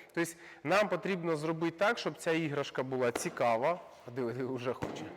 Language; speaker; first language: Ukrainian; non-native, local second language; Russian